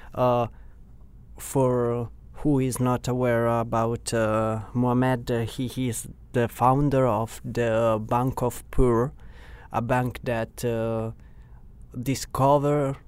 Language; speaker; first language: English; non-native, learner; Italian